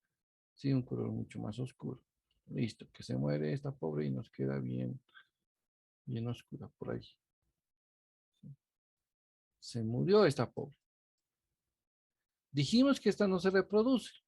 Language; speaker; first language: Spanish; native; Spanish